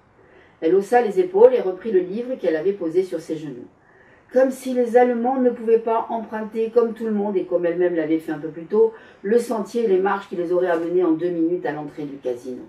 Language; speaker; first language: French; native; French